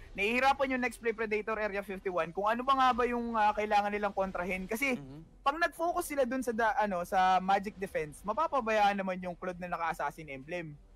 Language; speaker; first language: Filipino; native; Filipino